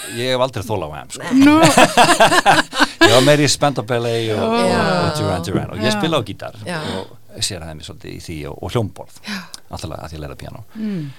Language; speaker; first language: Icelandic; native; Icelandic